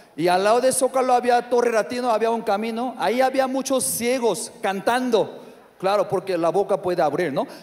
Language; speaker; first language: Spanish; non-native, learner; Korean